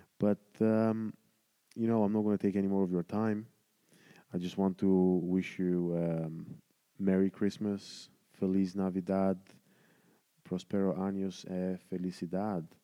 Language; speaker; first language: English; non-native, fluent; Romanian